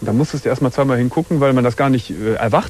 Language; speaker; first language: German; native; German